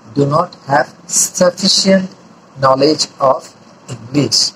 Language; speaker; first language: English; non-native, local second language; Bangla